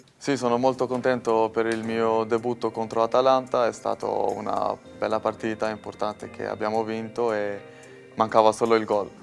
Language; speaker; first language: Italian; non-native, fluent; Albanian